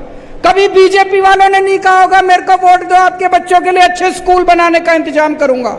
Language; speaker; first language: Hindi; native; Hindi